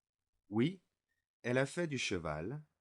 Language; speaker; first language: French; non-native, fluent; English